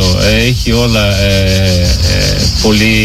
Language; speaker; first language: Greek; non-native, learner; Portuguese